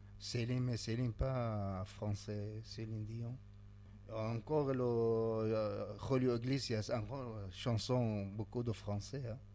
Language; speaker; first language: French; non-native, learner; Arabic